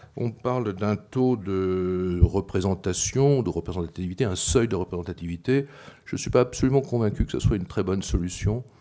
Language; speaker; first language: French; native; French